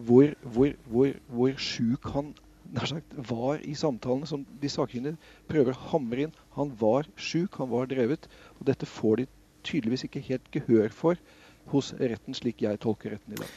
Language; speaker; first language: Norwegian; native; Norwegian